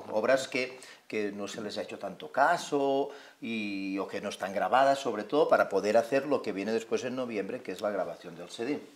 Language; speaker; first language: Spanish; non-native, local second language; Catalan